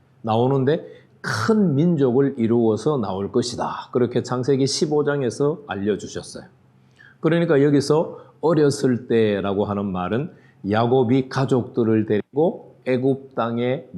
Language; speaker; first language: Korean; native; Korean